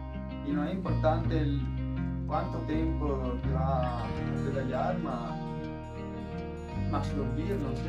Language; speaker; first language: Spanish; non-native, learner; Italian